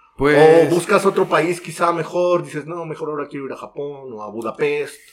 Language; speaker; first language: Spanish; native; Spanish